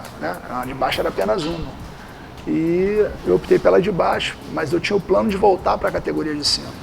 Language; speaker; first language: Portuguese; native; Portuguese